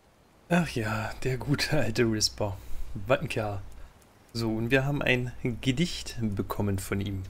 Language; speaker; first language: German; native; German